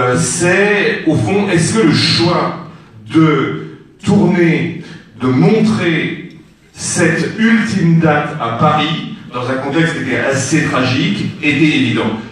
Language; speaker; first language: French; native; French